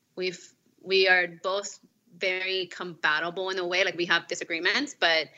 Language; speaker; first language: English; non-native, fluent; Spanish